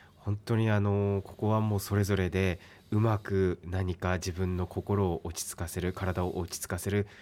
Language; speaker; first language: Japanese; native; Japanese